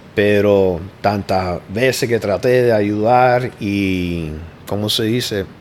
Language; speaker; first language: Spanish; early bilingual, heritage; Spanish